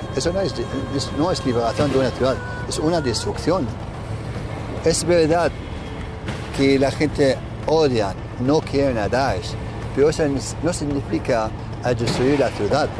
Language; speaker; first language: Spanish; non-native, fluent; Arabic